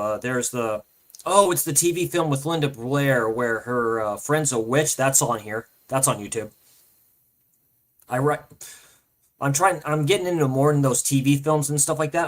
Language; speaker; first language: English; native; English